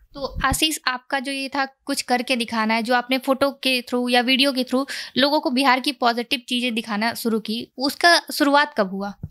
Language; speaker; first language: Hindi; native; Hindi